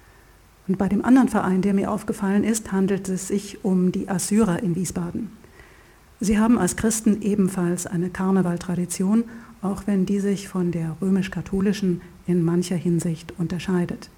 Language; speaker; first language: German; native; German